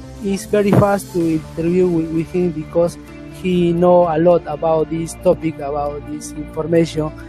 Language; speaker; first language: English; non-native, learner; Spanish